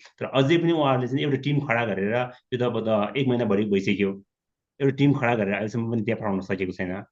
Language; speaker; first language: Nepali; non-native, local second language; Sherpa